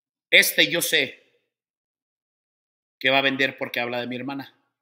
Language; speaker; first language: Spanish; early bilingual, heritage; Spanish